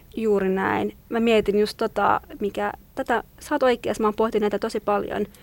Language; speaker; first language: Finnish; non-native, fluent; Kurdish